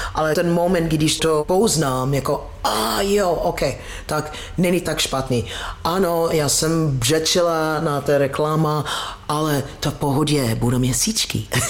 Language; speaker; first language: Czech; non-native, fluent; English